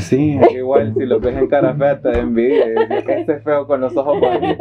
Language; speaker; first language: Spanish; native; Spanish